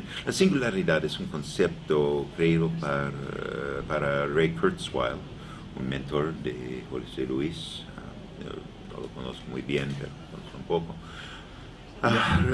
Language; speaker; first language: Spanish; non-native, learner; English